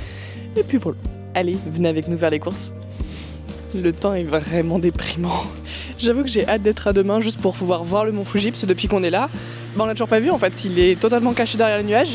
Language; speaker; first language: French; native; French